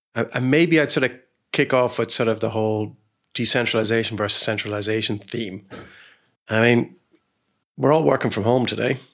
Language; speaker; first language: English; native; English